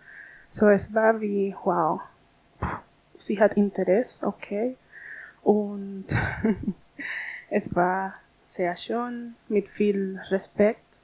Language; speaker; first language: German; non-native, learner; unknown